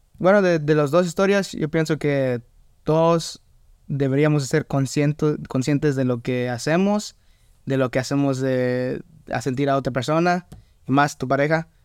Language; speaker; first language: Spanish; early bilingual, heritage; Spanish